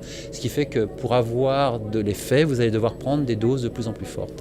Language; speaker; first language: French; native; French